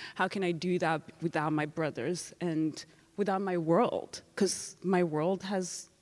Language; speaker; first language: English; non-native, local second language; Kinyarwanda